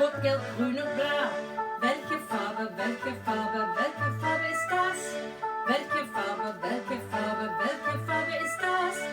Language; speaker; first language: German; non-native, fluent; English